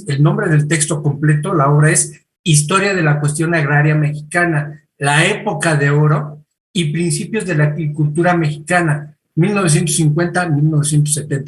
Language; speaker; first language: Spanish; native; Spanish